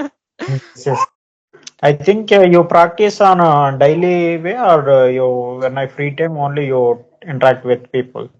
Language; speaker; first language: English; non-native, learner; Telugu